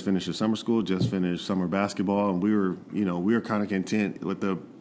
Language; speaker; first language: English; native; English